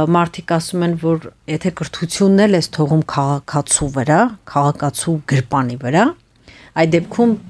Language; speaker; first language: Armenian; native; Armenian